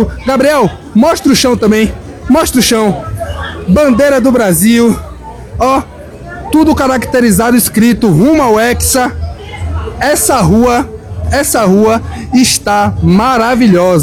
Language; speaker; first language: Portuguese; native; Portuguese